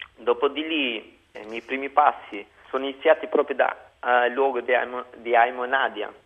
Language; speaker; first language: Italian; early bilingual, other home language; Albanian